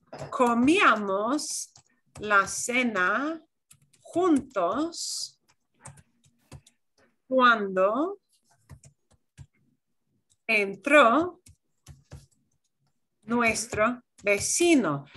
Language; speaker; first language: Spanish; non-native, fluent; English